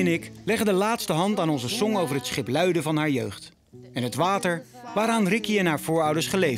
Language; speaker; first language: Dutch; native; Dutch